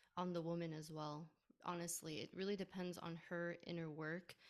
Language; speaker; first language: English; native; English